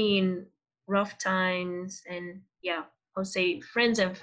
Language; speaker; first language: English; non-native, fluent; Portuguese